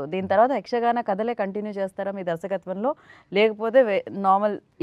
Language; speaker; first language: Telugu; native; Telugu